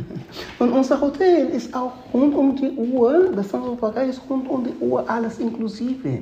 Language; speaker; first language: German; non-native, fluent; Spanish